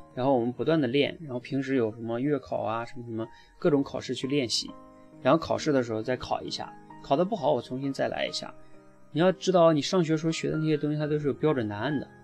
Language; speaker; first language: Chinese; native; Chinese